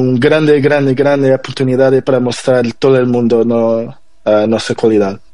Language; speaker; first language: Spanish; non-native, learner; Portuguese